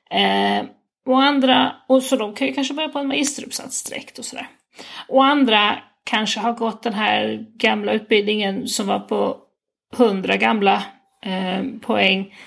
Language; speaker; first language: Swedish; native; Swedish